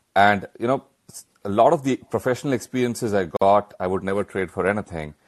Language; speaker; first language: English; non-native, local second language; Hindi